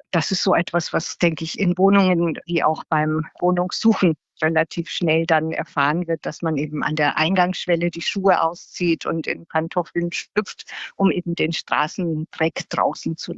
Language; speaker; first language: German; native; German